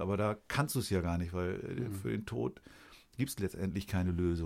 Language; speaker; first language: German; native; German